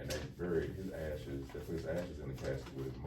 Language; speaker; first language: English; native; English